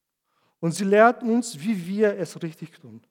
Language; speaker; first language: German; non-native, fluent; Portuguese